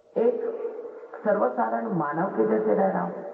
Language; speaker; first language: Hindi; non-native, local second language; Marathi